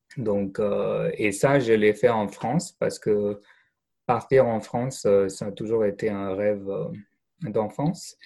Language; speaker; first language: French; non-native, fluent; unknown